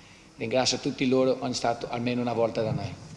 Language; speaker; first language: Italian; non-native, fluent; Portuguese